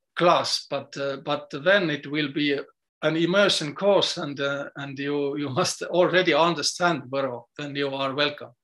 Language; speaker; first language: English; non-native, fluent; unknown